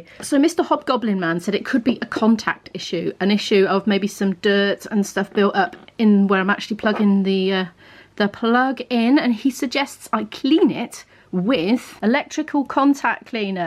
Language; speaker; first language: English; native; English